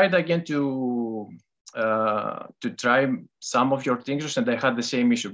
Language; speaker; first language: English; non-native, fluent; Greek